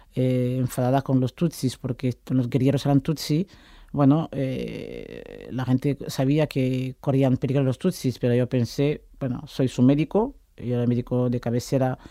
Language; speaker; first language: Spanish; non-native, fluent; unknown